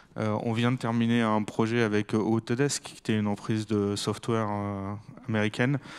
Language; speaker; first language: French; native; French